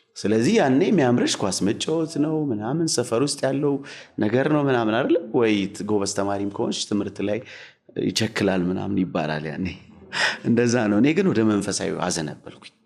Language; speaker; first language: Amharic; native; Amharic